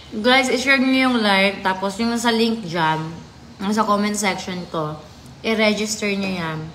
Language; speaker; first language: Filipino; non-native, local second language; Cebuano